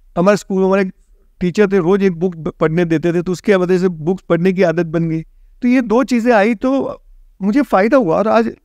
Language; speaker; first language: Hindi; non-native, local second language; Gujarati